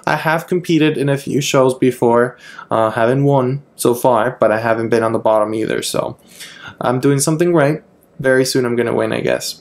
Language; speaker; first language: English; non-native, fluent; Spanish